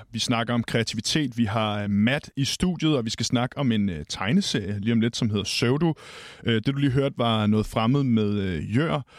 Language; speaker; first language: Danish; native; Danish